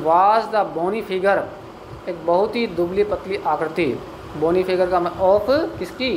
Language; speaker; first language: Hindi; native; Hindi